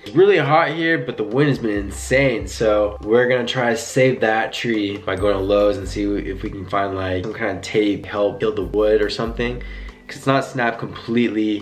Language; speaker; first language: English; native; English